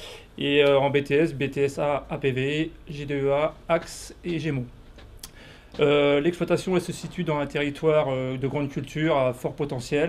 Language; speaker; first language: French; native; French